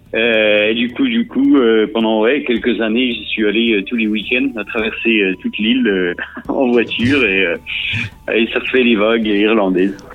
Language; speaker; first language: French; native; French